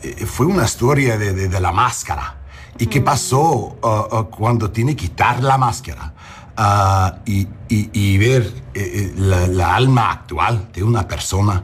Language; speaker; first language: Spanish; non-native, learner; English